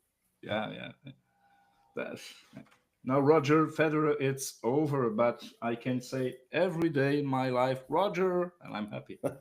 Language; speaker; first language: English; non-native, learner; French